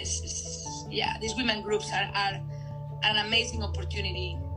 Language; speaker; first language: English; non-native, fluent; Spanish